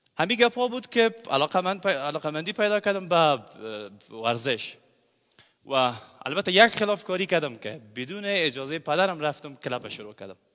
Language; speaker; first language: Persian; native; Persian